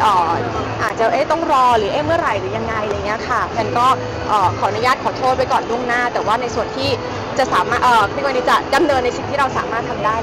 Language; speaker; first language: Thai; native; Thai